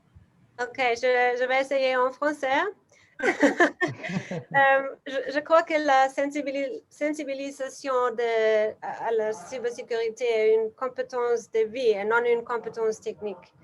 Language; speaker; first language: French; non-native, learner; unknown